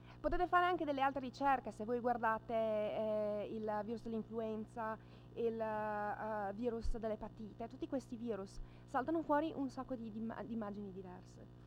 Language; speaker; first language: Italian; native; Italian